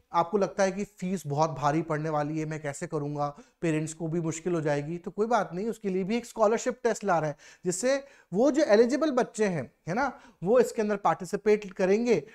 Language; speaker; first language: Hindi; native; Hindi